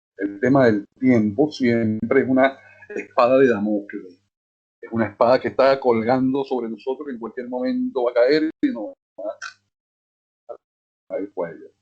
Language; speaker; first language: Spanish; native; Spanish